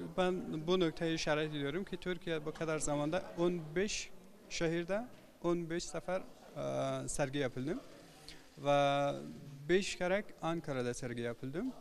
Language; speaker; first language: Turkish; non-native, learner; Persian